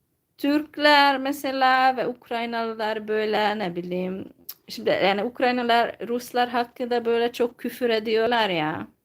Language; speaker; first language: Turkish; non-native, fluent; Hungarian